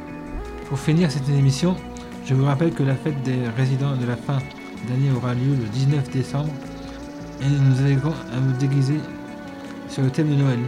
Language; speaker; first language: French; native; French